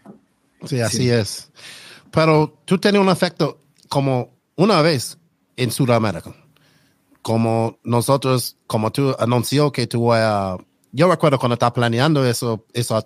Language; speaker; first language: Spanish; non-native, learner; English